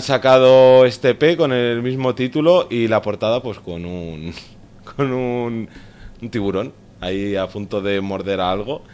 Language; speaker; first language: Spanish; native; Spanish